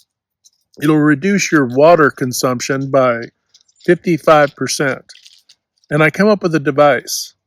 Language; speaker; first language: English; native; English